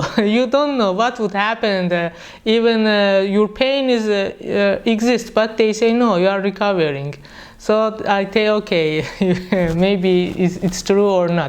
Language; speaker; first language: English; non-native, learner; Persian